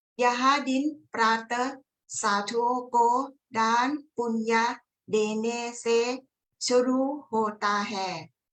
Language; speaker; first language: Hindi; non-native, learner; Thai